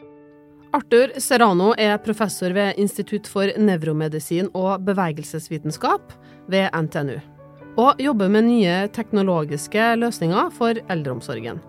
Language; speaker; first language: Norwegian; native; Norwegian